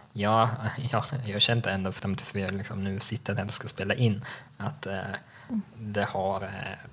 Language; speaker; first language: Swedish; native; Swedish